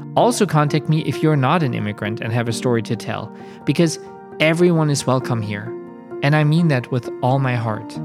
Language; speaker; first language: English; non-native, fluent; German